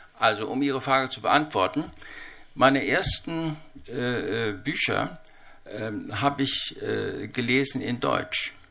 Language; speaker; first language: German; early bilingual, heritage; Chinese